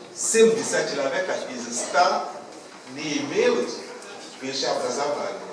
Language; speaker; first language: Russian; non-native, fluent; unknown